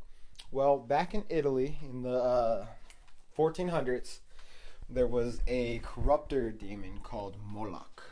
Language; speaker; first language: English; native; English